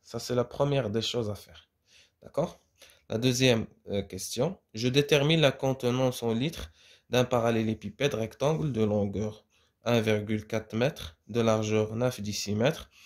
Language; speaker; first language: French; non-native, local second language; Arabic